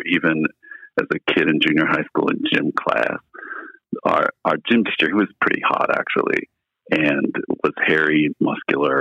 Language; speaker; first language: English; native; English